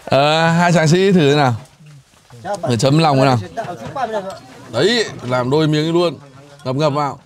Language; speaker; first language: Vietnamese; native; Vietnamese